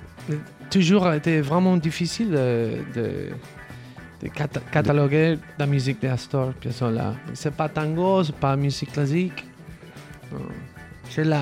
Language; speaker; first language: French; non-native, learner; Spanish